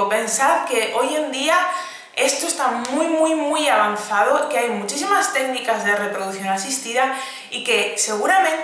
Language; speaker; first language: Spanish; native; Spanish